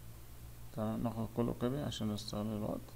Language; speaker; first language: Arabic; native; Arabic